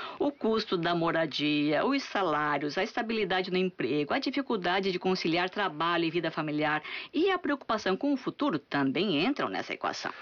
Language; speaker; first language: Portuguese; native; Portuguese